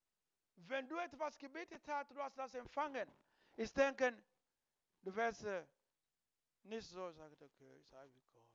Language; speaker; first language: German; non-native, learner; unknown